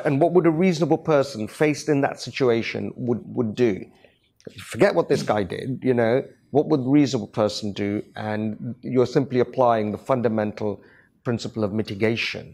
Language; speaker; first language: English; native; English